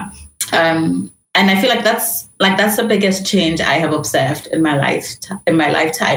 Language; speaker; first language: English; non-native, local second language; Akan